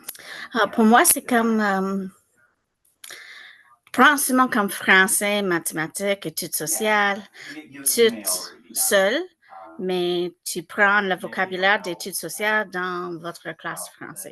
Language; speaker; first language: French; non-native, local second language; English